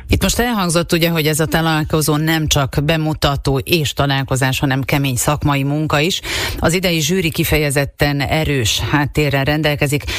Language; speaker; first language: Hungarian; native; Hungarian